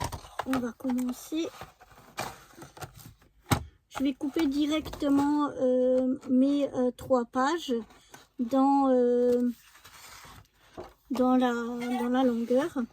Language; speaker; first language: French; native; French